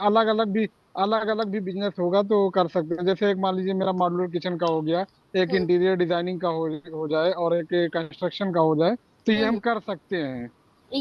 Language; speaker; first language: Hindi; native; Hindi